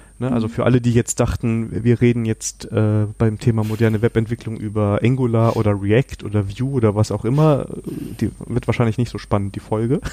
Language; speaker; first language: German; native; German